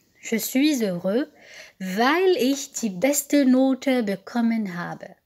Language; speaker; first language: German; non-native, fluent; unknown